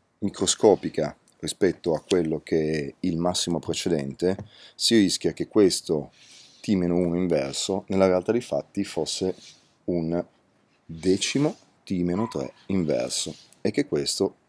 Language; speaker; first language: Italian; native; Italian